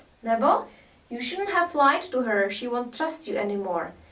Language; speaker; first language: English; non-native, fluent; Czech